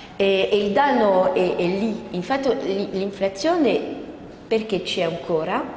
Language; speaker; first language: Italian; non-native, fluent; French